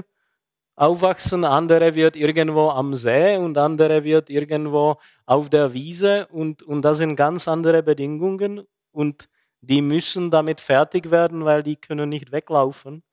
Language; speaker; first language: German; non-native, fluent; Czech